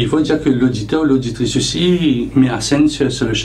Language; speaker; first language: French; non-native, local second language; Morisyen